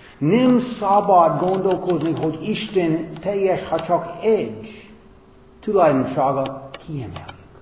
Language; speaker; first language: Hungarian; non-native, fluent; English